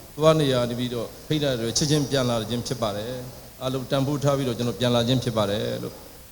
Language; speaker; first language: Burmese; non-native, local second language; Akha